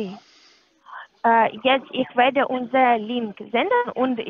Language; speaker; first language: German; non-native, learner; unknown